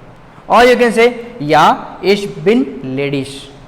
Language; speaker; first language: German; non-native, fluent; Hindi